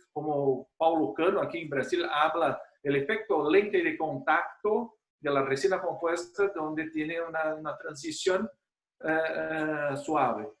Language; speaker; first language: Spanish; non-native, fluent; Portuguese